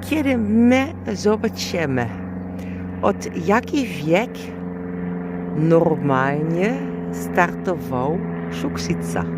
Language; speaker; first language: Polish; non-native, learner; German